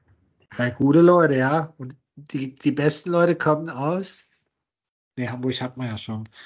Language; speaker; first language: German; native; German